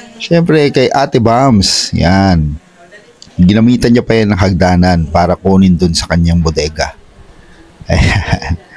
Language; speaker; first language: Filipino; native; Filipino